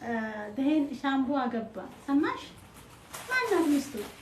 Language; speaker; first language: Arabic; non-native, fluent; Amharic